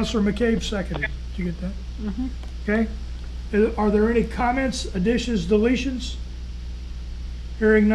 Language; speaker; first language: English; native; English